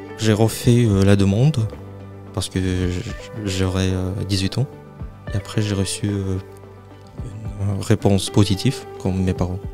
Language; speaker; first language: French; non-native, fluent; Russian